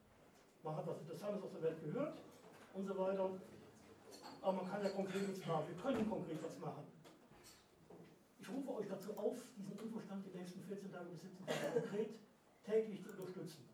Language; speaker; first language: German; native; German